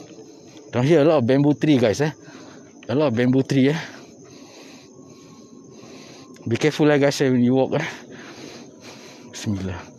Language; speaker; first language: English; non-native, local second language; Malay